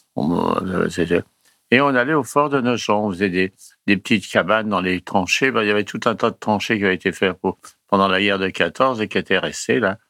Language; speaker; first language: French; early bilingual, other home language; Italian